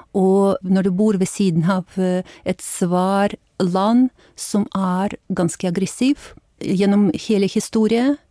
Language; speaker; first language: Norwegian; non-native, fluent; Ukrainian